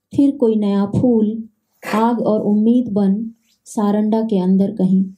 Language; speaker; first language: Hindi; non-native, local second language; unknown